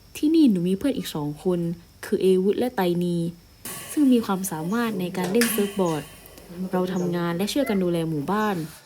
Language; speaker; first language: Thai; non-native, local second language; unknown